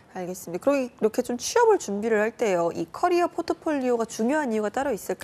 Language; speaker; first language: Korean; native; Korean